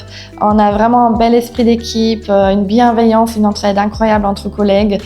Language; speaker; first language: French; non-native, fluent; German